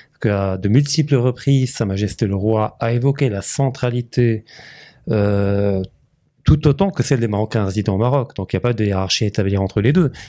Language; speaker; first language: French; non-native, local second language; Arabic